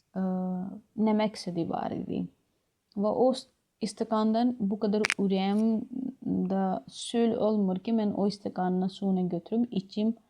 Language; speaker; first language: Azerbaijani; non-native, fluent; Urdu